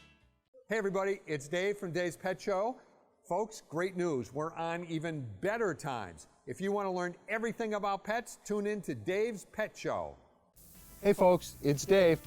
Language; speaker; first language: English; native; English